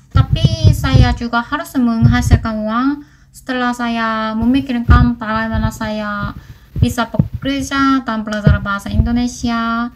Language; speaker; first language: Indonesian; non-native, fluent; Korean